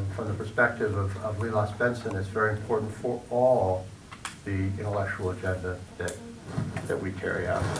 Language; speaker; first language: English; native; English